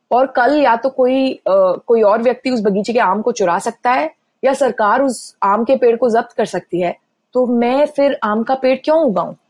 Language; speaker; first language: Hindi; native; Hindi